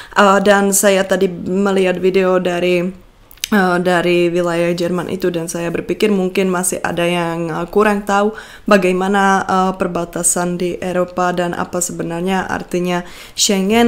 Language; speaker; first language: Indonesian; non-native, fluent; Czech